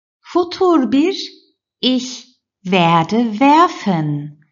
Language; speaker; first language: German; non-native, fluent; Turkish